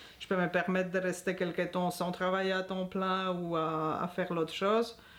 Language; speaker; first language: French; non-native, fluent; Polish